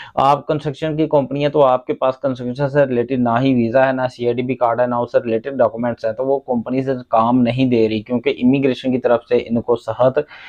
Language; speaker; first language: Urdu; non-native, local second language; Punjabi